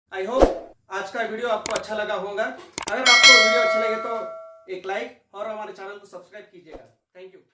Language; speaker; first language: Hindi; non-native, local second language; Telugu